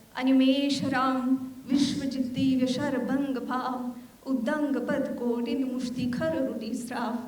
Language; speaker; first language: Hindi; non-native, fluent; Armenian